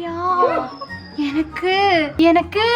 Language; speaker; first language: Tamil; non-native, learner; Malayalam